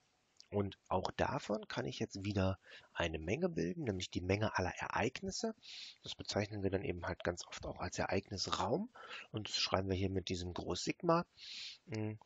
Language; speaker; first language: German; native; German